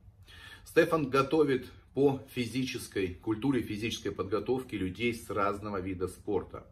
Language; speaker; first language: Russian; native; Russian